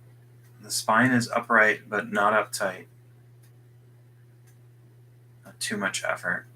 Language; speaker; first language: English; native; English